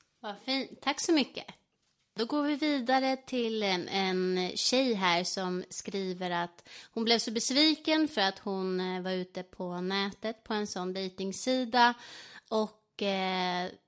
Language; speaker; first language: Swedish; native; Swedish